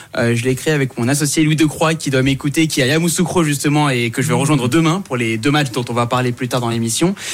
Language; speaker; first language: French; native; French